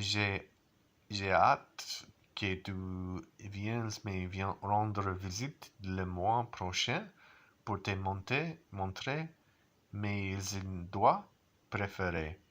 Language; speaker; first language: French; non-native, learner; English